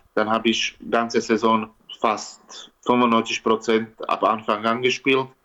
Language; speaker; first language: German; non-native, learner; Slovak